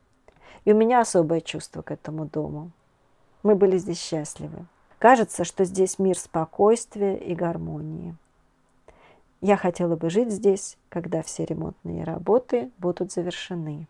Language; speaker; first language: Russian; native; Russian